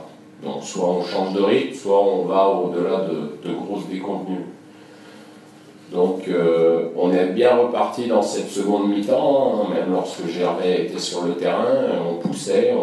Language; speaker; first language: French; native; French